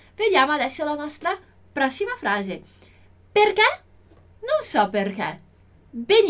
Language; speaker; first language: Italian; non-native, fluent; Portuguese